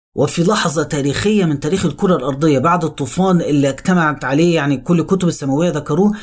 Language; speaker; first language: Arabic; native; Arabic